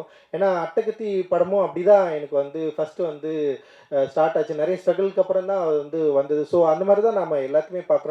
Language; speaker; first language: Tamil; native; Tamil